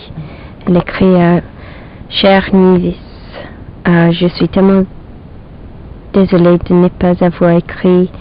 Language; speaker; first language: French; non-native, learner; English